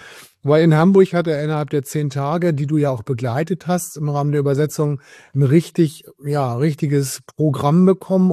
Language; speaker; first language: German; native; German